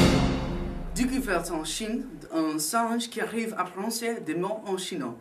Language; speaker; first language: French; non-native, learner; English